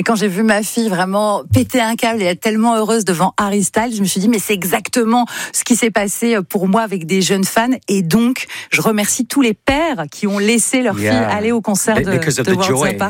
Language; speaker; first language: French; native; French